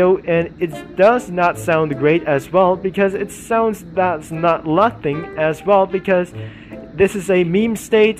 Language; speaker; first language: English; non-native, learner; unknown